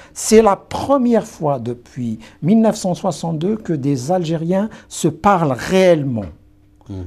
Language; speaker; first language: French; non-native, local second language; Kabyle